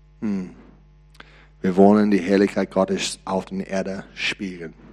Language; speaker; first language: German; non-native, learner; English